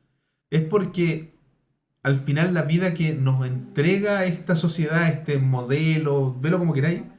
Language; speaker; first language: Spanish; native; Spanish